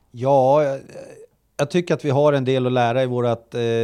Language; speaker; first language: Swedish; native; Swedish